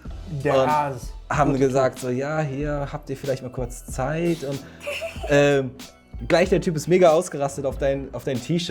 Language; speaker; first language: German; native; German